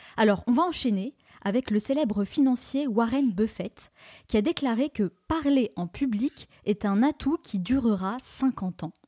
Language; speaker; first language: French; native; French